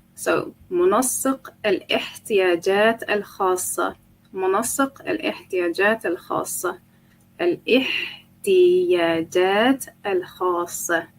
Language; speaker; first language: Arabic; non-native, fluent; English